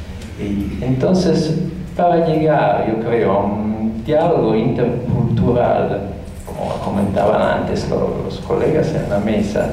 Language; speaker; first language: Spanish; non-native, fluent; Italian